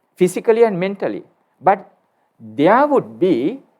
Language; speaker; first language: English; non-native, local second language; Sinhala